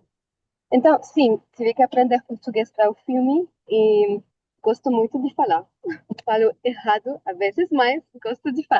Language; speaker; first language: Portuguese; non-native, learner; Arabic